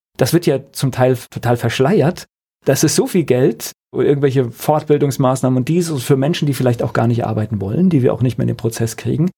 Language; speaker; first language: German; native; German